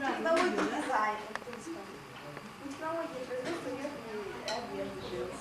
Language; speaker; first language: Russian; non-native, local second language; Tuvinian